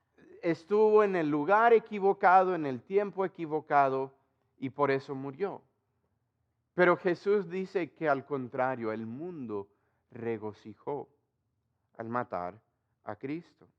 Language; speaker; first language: Spanish; non-native, fluent; English